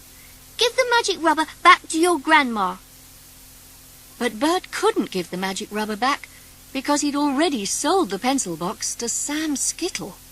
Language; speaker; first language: English; native; English